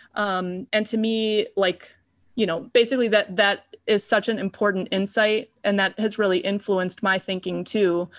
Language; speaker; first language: English; native; English